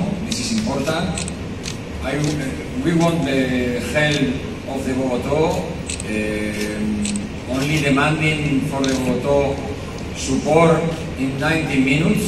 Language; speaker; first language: English; non-native, learner; Spanish